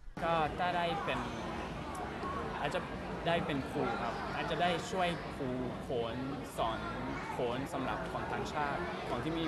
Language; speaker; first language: Thai; non-native, learner; English